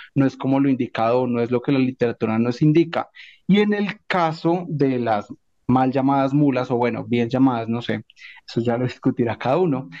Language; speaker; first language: Spanish; native; Spanish